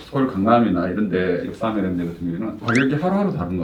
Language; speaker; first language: Korean; native; Korean